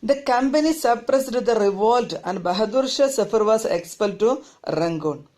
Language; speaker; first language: English; non-native, local second language; Malayalam